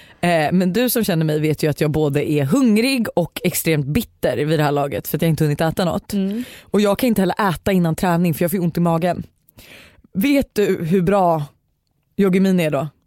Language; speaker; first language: Swedish; native; Swedish